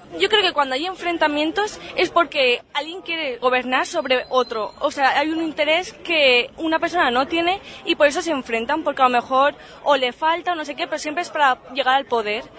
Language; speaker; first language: Spanish; native; Spanish